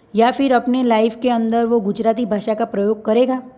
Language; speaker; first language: Hindi; non-native, local second language; Gujarati